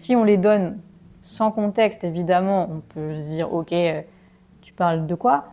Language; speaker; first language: French; native; French